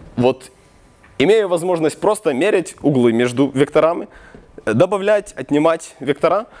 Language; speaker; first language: Russian; non-native, local second language; Ukrainian